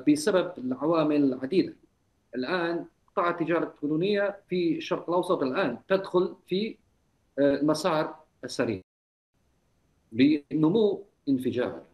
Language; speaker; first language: Arabic; non-native, fluent; Chinese